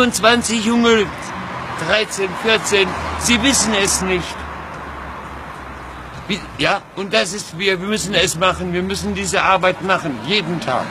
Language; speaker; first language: German; non-native, learner; Pashto